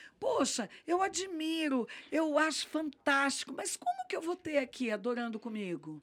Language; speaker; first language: Portuguese; native; Portuguese